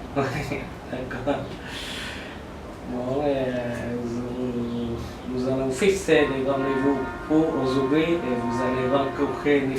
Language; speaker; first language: French; non-native, learner; Vietnamese